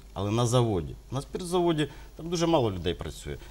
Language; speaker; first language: Ukrainian; native; Ukrainian